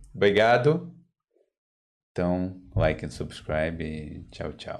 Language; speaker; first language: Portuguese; native; Portuguese